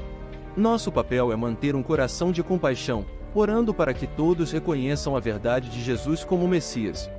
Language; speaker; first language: Portuguese; native; Portuguese